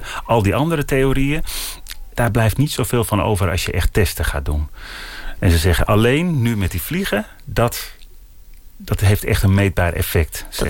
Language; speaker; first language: Dutch; native; Dutch